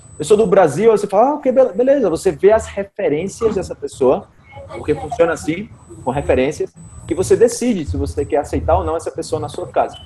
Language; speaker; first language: Portuguese; native; Portuguese